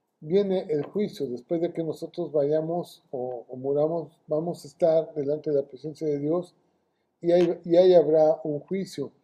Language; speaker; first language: Spanish; native; Spanish